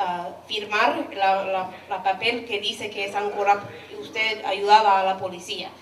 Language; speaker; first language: Spanish; non-native, fluent; English